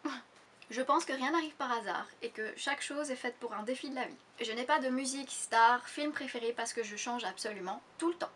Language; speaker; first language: French; native; French